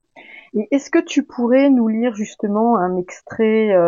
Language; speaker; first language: French; native; French